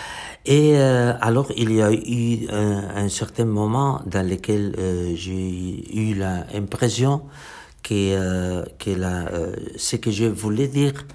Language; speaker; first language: French; non-native, fluent; Catalan